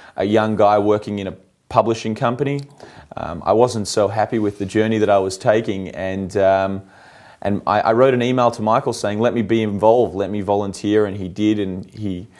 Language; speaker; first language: English; native; English